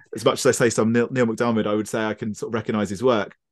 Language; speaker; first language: English; native; English